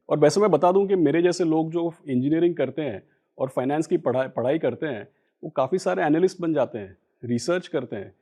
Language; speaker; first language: Hindi; non-native, local second language; Gujarati